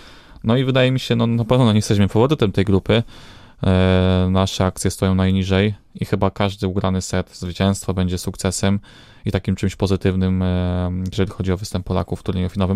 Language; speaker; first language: Polish; native; Polish